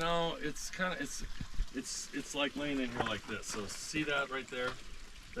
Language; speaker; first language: English; native; English